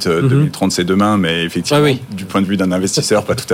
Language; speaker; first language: French; native; French